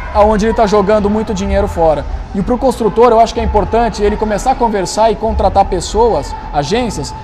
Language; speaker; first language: Portuguese; native; Portuguese